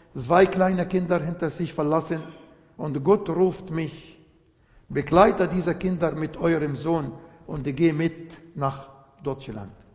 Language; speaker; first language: German; non-native, fluent; Arabic